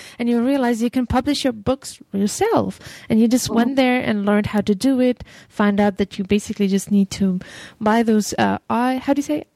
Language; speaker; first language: English; non-native, fluent; French